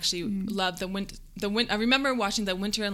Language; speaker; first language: English; native; English